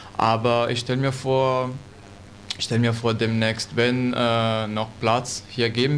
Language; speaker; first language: German; non-native, learner; Italian